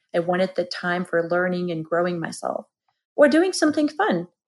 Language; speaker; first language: English; non-native, fluent; Georgian